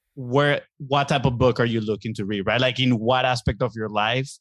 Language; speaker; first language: English; non-native, fluent; Spanish